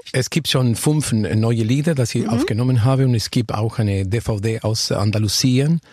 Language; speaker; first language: German; non-native, learner; Spanish